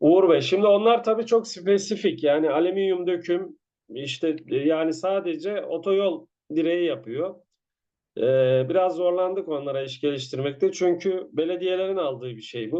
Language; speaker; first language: Turkish; native; Turkish